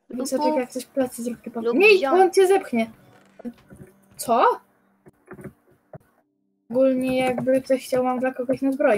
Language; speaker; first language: Polish; native; Polish